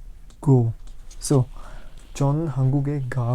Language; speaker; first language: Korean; non-native, learner; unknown